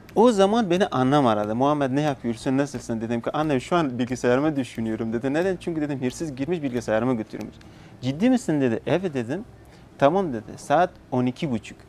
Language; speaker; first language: Turkish; non-native, fluent; Persian